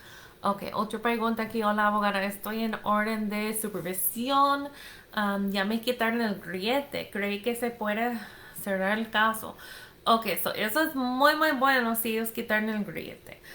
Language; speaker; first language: Spanish; non-native, fluent; English